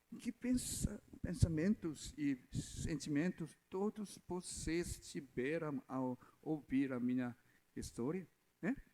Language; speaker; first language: Portuguese; non-native, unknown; Korean